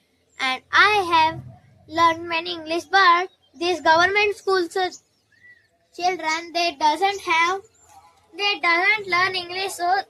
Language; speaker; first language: English; non-native, learner; Hindi